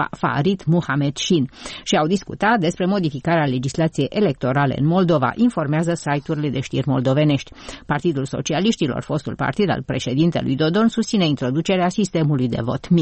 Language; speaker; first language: Romanian; native; Romanian